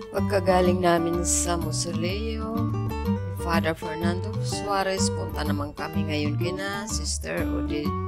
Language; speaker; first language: Filipino; non-native, local second language; Waray